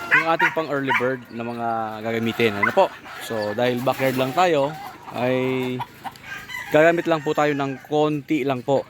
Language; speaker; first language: Filipino; non-native, local second language; Bikol